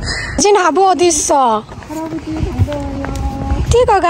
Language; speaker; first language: Korean; non-native, learner; Bangla